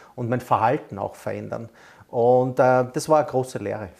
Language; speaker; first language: German; native; German